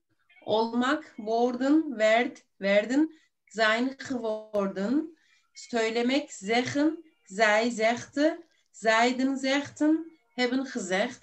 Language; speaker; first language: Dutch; non-native, learner; Turkish